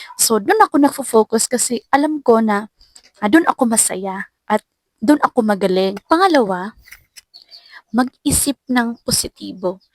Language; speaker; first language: Filipino; non-native, local second language; Cebuano